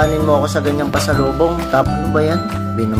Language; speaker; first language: Filipino; native; Filipino